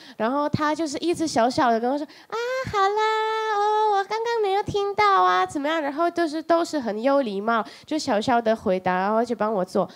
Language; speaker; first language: Chinese; non-native, fluent; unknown